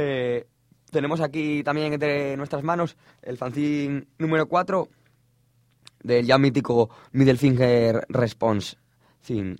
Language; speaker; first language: Spanish; native; Spanish